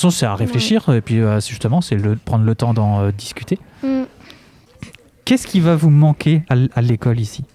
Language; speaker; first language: French; native; French